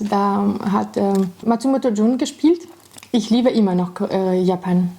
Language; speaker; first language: German; non-native, fluent; Russian